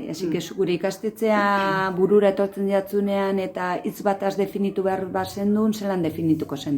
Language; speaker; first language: Basque; native; Basque